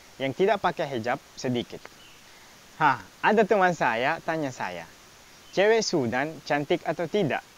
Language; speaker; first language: Indonesian; non-native, fluent; Arabic